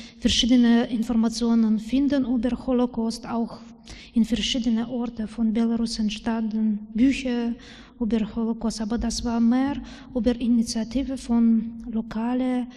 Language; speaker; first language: German; non-native, learner; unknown